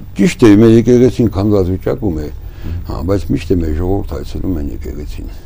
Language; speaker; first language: Armenian; native; Armenian